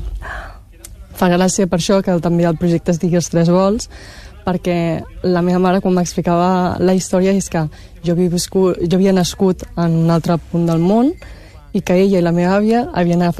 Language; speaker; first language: Catalan; native; Catalan